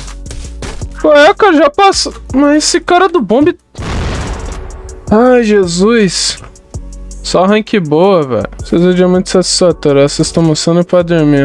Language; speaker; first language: Portuguese; native; Portuguese